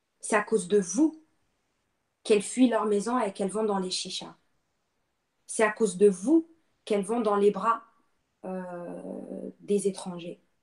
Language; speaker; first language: French; non-native, local second language; Arabic